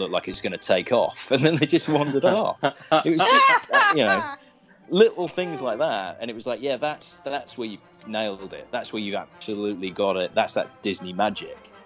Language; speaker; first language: English; native; English